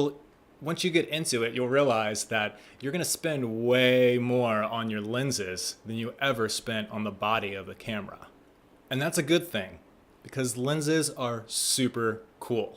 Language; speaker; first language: English; native; English